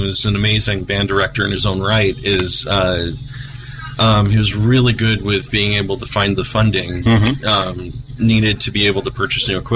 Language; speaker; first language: English; native; English